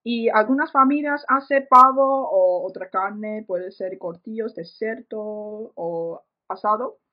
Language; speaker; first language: Spanish; non-native, fluent; Chinese